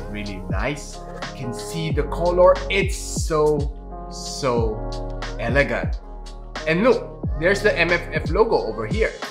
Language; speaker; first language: English; non-native, local second language; Filipino